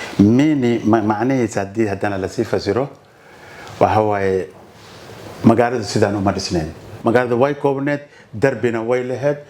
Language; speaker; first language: Somali; non-native, local second language; Swahili